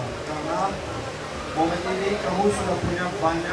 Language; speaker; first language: Indonesian; non-native, fluent; Dutch